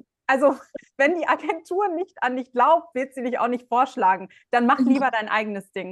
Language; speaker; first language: German; native; German